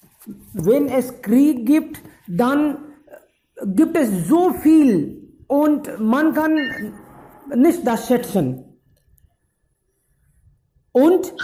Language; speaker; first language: German; non-native, fluent; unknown